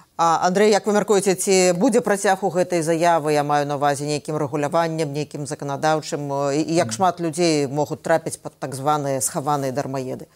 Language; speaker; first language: Belarusian; non-native, local second language; Russian